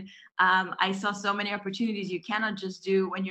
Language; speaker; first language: English; non-native, fluent; Russian